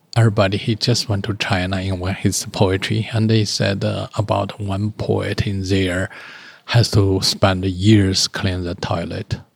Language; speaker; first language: English; non-native, learner; Chinese